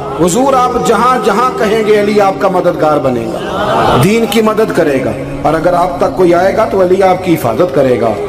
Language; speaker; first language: Urdu; non-native, local second language; Punjabi